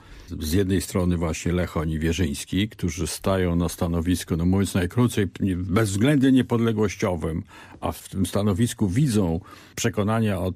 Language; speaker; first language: Polish; native; Polish